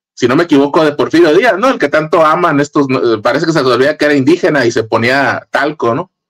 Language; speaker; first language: Spanish; native; Spanish